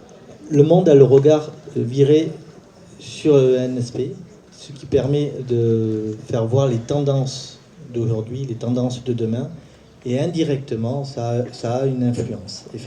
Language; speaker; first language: French; native; French